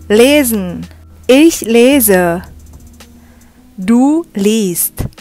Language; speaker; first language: German; non-native, fluent; Indonesian